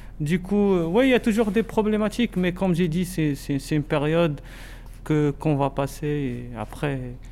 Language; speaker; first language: French; non-native, local second language; Arabic